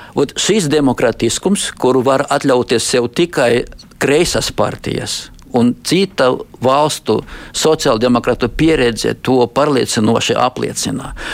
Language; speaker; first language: Latvian; non-native, local second language; Russian